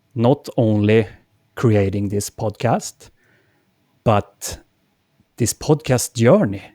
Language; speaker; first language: English; non-native, fluent; Swedish